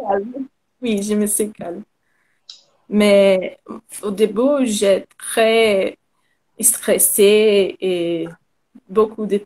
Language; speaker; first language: French; non-native, learner; Portuguese